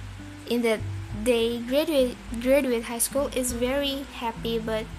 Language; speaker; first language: English; non-native, learner; Indonesian